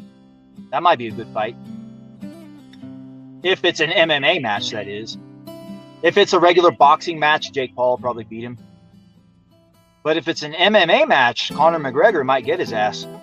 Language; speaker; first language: English; native; English